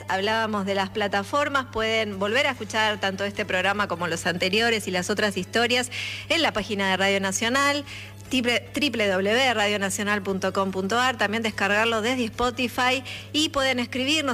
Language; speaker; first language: Spanish; native; Spanish